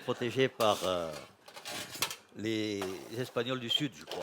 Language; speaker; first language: French; native; French